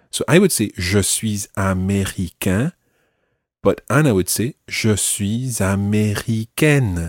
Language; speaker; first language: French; non-native, fluent; English